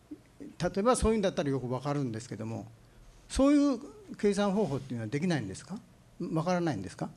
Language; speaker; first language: Japanese; native; Japanese